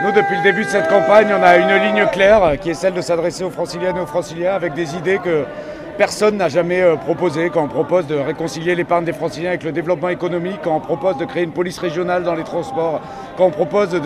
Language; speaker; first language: French; native; French